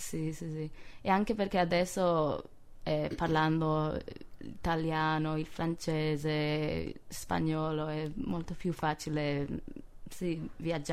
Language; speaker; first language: Italian; non-native, fluent; English